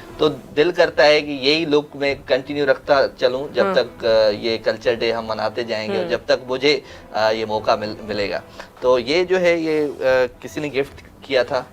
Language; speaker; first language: Urdu; non-native, local second language; Sindhi